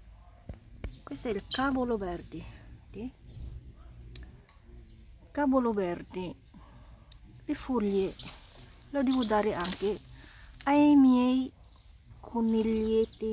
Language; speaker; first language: Italian; non-native, fluent; Cebuano